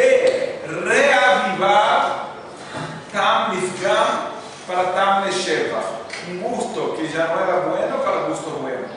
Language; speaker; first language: Spanish; non-native, fluent; Portuguese